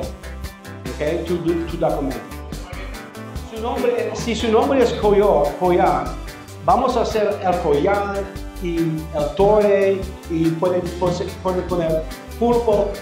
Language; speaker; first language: Spanish; non-native, learner; English